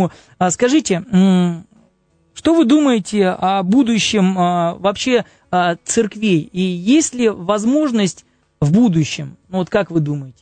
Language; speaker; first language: Russian; native; Russian